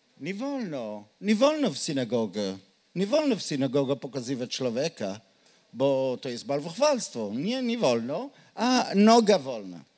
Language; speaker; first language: Polish; non-native, learner; Hebrew